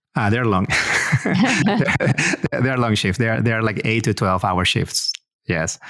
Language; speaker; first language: English; non-native, fluent; Spanish